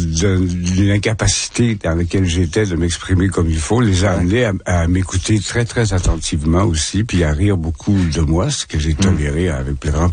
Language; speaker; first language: French; native; French